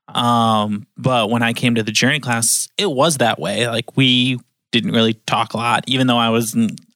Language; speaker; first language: English; native; English